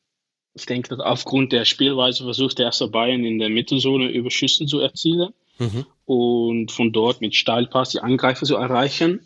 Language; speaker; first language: German; non-native, learner; Dutch